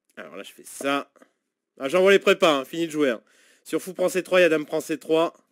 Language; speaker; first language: French; native; French